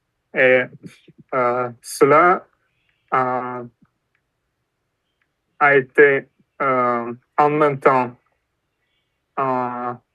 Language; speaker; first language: French; non-native, fluent; Russian